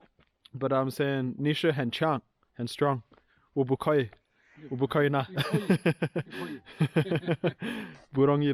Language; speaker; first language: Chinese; non-native, learner; English